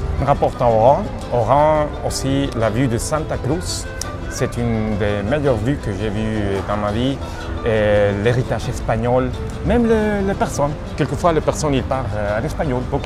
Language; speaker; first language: French; non-native, fluent; Spanish